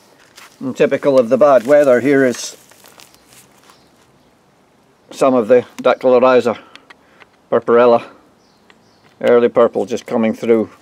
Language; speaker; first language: English; native; English